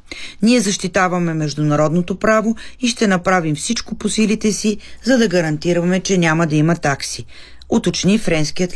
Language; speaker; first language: Bulgarian; native; Bulgarian